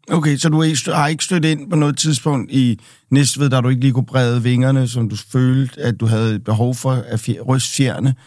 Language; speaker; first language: Danish; native; Danish